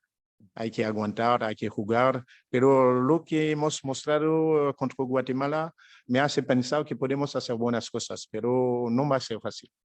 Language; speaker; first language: Spanish; non-native, fluent; French